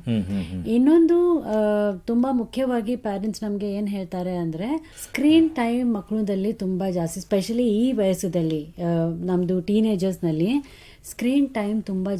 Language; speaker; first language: Kannada; non-native, local second language; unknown